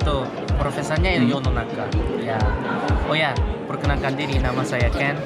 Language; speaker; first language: Indonesian; non-native, learner; Japanese